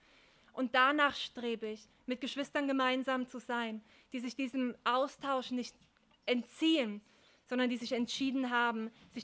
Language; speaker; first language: German; native; German